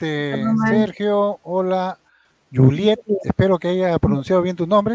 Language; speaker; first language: Spanish; native; Spanish